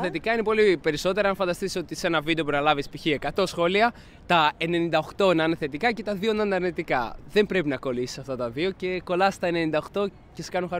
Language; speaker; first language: Greek; native; Greek